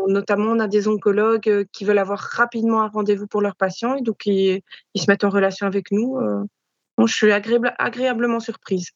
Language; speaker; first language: French; native; French